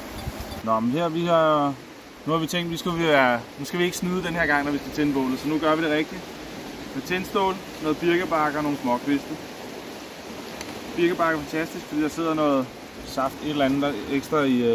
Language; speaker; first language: Danish; native; Danish